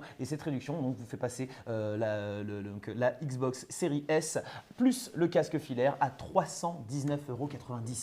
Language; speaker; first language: French; native; French